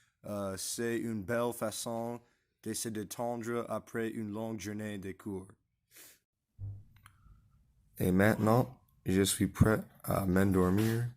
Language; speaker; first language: French; non-native, learner; English